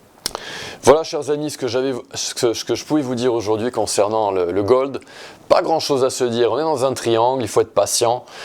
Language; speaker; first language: French; native; French